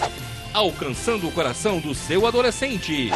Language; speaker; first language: Portuguese; native; Portuguese